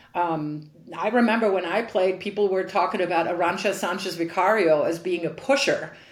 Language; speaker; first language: English; non-native, fluent; German